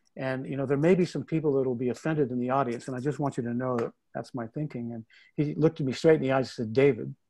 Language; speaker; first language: English; native; English